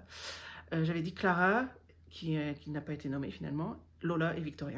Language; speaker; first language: French; native; French